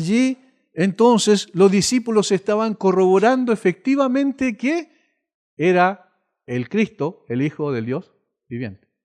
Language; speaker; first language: Spanish; native; Spanish